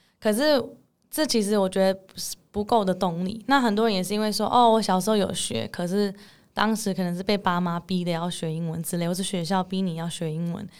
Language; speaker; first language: Chinese; early bilingual, heritage; English